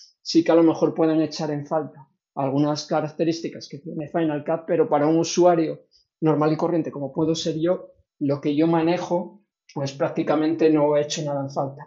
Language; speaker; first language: Spanish; native; Spanish